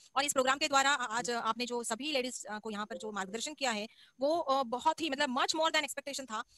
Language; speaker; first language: Hindi; non-native, local second language; Marathi